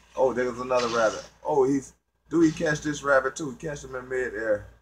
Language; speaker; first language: English; native; English